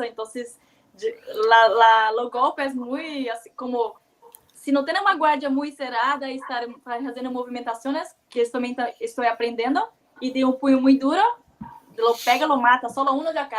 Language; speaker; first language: Spanish; non-native, learner; Portuguese